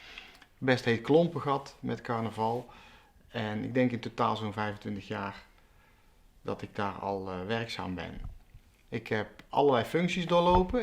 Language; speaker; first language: Dutch; native; Dutch